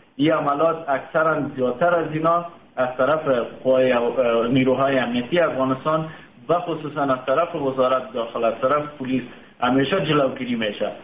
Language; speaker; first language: Persian; native; Persian